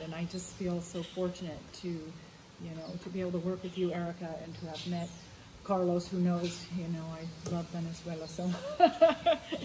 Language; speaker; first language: English; native; English